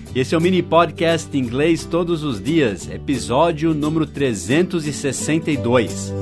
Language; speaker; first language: Portuguese; non-native, fluent; English